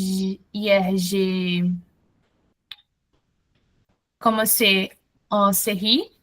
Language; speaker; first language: French; non-native, learner; Portuguese